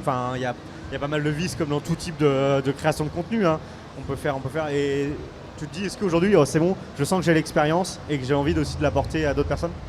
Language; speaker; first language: French; native; French